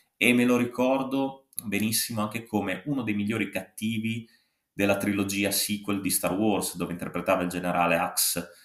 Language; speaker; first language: Italian; native; Italian